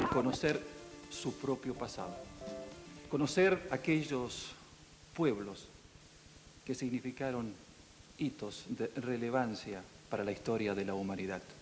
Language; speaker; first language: Spanish; native; Spanish